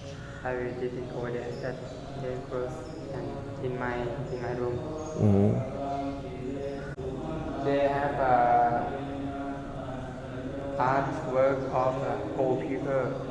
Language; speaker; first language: English; non-native, learner; Thai